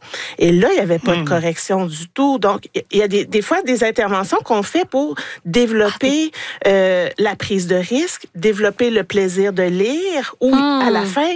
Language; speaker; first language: French; native; French